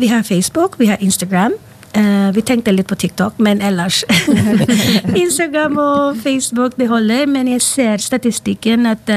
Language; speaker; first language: Norwegian; non-native, fluent; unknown